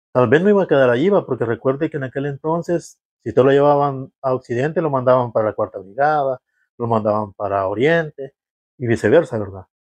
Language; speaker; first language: Spanish; native; Spanish